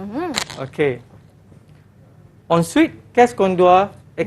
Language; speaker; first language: French; non-native, fluent; Malay